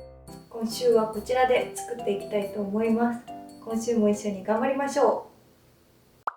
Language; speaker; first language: Japanese; native; Japanese